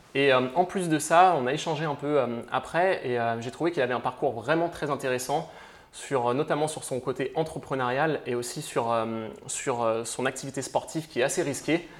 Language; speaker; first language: French; native; French